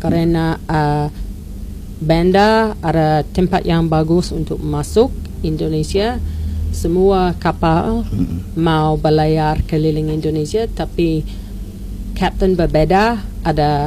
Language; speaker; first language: Indonesian; non-native, learner; English